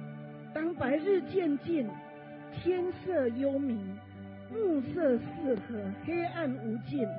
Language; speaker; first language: Chinese; native; Chinese